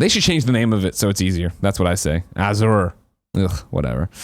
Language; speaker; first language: English; native; English